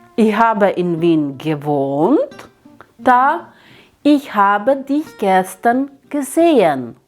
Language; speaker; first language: German; non-native, fluent; Ukrainian